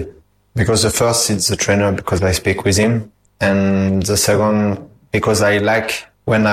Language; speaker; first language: English; non-native, fluent; French